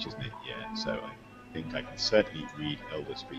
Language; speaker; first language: English; native; English